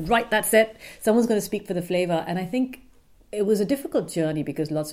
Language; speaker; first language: English; non-native, local second language; Urdu